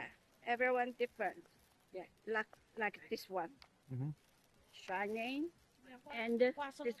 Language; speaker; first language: English; non-native, learner; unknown